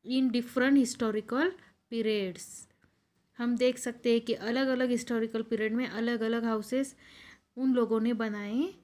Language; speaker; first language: Hindi; non-native, local second language; Marathi